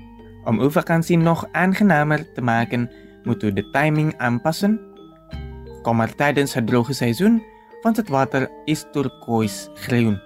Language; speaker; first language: Dutch; non-native, fluent; Indonesian